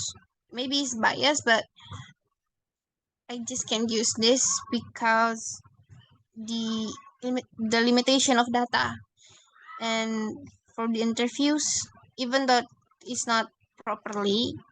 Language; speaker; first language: English; non-native, learner; Indonesian